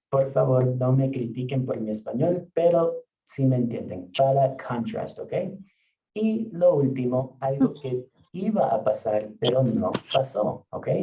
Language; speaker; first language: Spanish; non-native, fluent; English